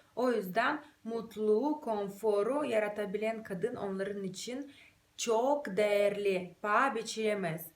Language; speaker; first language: Turkish; non-native, fluent; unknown